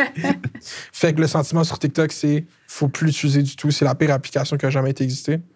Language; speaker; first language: French; native; French